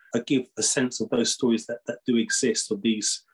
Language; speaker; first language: English; native; English